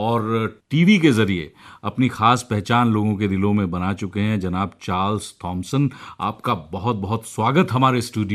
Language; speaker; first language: Hindi; native; Hindi